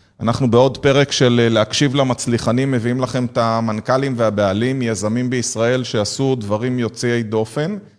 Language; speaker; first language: Hebrew; native; Hebrew